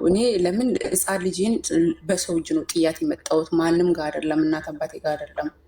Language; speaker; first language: Amharic; native; Amharic